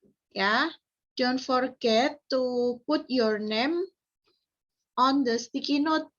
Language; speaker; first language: English; non-native, fluent; Indonesian